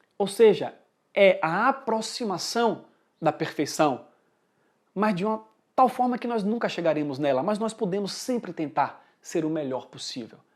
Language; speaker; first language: Portuguese; early bilingual, heritage; Portuguese